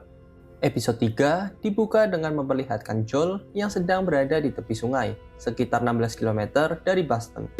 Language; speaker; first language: Indonesian; native; Indonesian